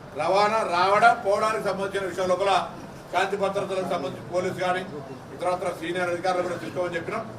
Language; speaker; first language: Telugu; native; Telugu